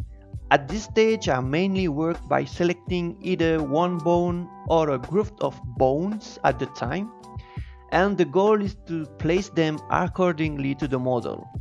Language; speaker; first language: English; non-native, fluent; French